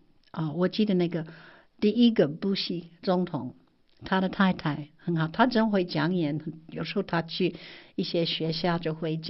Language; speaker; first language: Chinese; non-native, fluent; English